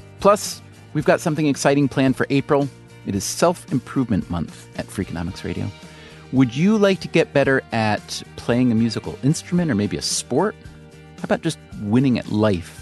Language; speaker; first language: English; native; English